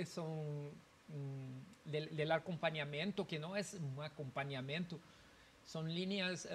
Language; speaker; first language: Spanish; non-native, learner; Portuguese